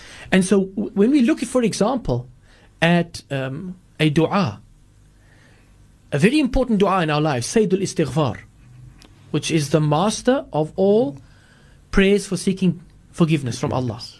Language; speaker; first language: English; native; English